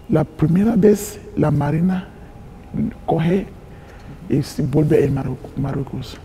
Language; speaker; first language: Spanish; non-native, learner; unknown